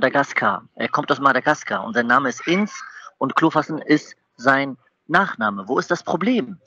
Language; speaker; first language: German; native; German